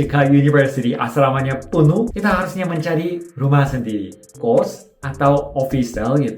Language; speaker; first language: Indonesian; non-native, fluent; Korean